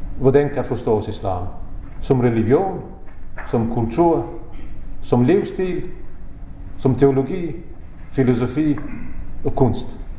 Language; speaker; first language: Danish; non-native, fluent; Bosnian